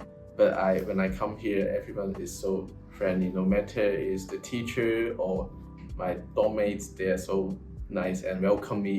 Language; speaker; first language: English; non-native, local second language; Cantonese